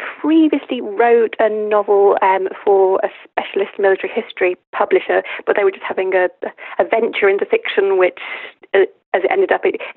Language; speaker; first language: English; native; English